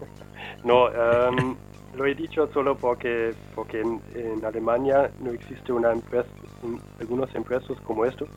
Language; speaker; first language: Spanish; non-native, learner; German